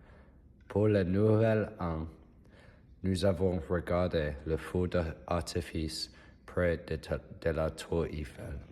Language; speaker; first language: French; non-native, learner; English